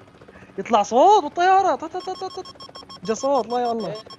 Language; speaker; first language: Arabic; native; Arabic